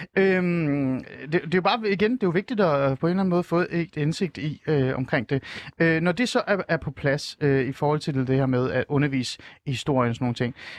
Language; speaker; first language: Danish; early bilingual, other home language; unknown